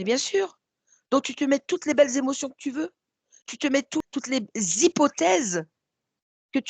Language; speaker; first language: French; native; French